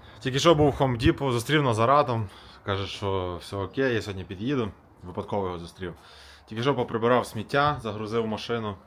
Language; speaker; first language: Ukrainian; non-native, local second language; Russian